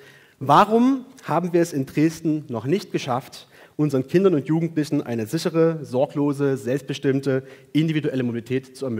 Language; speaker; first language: German; native; German